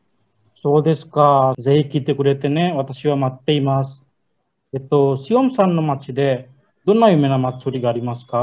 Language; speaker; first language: Japanese; non-native, learner; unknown